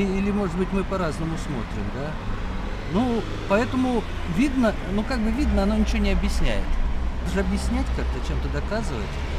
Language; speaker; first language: Russian; native; Russian